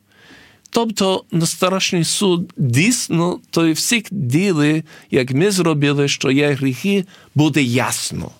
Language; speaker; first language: Ukrainian; early bilingual, heritage; English